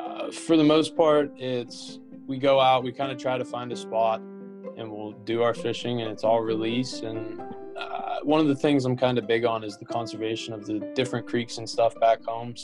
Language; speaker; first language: English; native; English